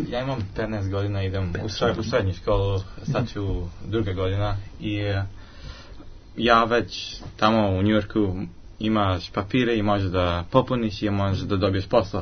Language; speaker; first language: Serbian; early bilingual, heritage; English